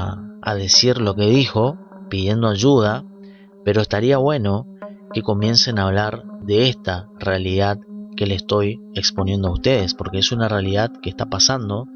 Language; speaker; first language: Spanish; native; Spanish